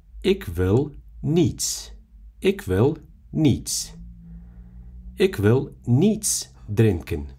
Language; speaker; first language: Dutch; non-native, fluent; Russian